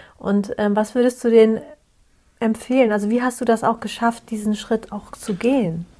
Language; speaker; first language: German; early bilingual, other home language; Turkish